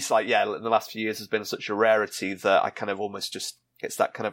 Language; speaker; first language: English; native; English